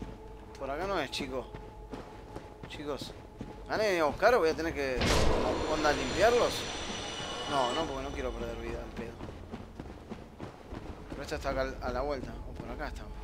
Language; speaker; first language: Spanish; native; Spanish